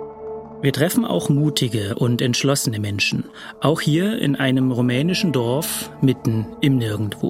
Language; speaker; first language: German; native; German